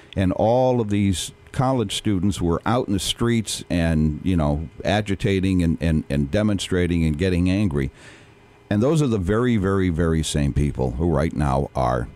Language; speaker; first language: English; native; English